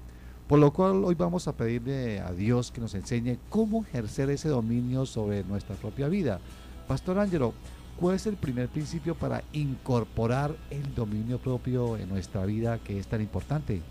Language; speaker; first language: Spanish; native; Spanish